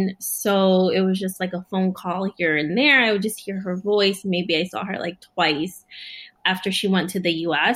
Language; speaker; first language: English; early bilingual, other home language; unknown